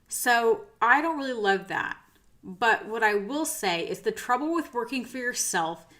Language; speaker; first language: English; native; English